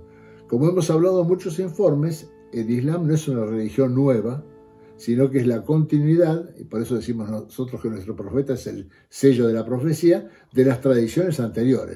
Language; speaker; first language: Spanish; native; Spanish